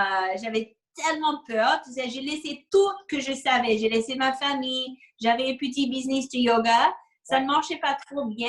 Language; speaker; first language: French; non-native, fluent; English